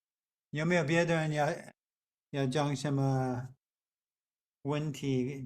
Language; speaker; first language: Chinese; non-native, fluent; English